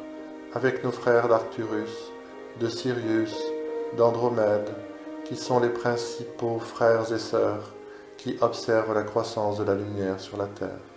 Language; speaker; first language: French; native; French